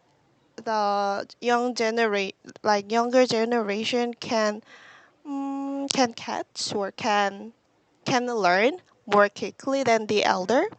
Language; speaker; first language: English; non-native, learner; Korean